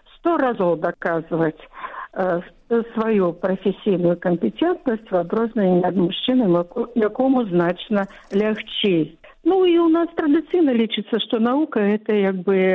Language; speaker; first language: Belarusian; non-native, local second language; Russian